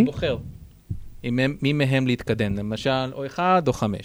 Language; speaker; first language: Hebrew; native; Hebrew